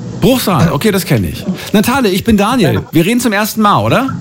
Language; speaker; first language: German; native; German